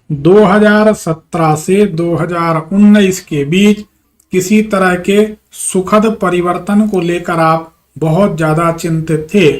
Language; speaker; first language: Hindi; native; Hindi